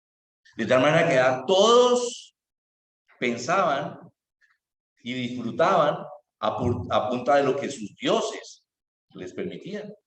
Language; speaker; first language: Spanish; native; Spanish